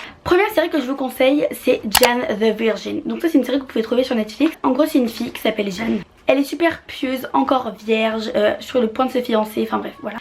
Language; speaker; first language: French; native; French